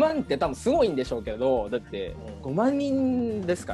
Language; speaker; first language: Japanese; native; Japanese